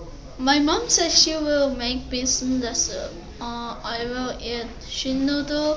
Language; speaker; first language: English; non-native, learner; Korean